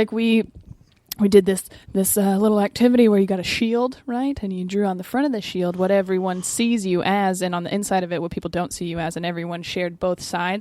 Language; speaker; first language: English; native; English